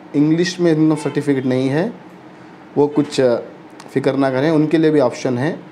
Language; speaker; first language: Hindi; non-native, local second language; Urdu